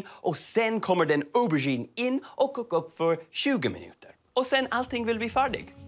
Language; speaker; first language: Swedish; non-native, learner; English